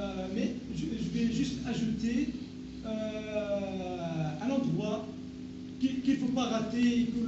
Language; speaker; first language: French; non-native, local second language; Arabic